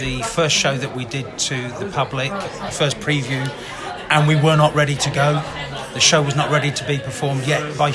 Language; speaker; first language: English; native; English